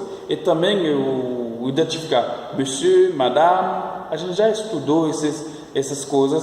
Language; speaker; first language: Portuguese; non-native, fluent; French